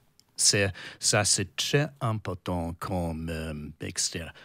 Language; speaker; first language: French; non-native, learner; English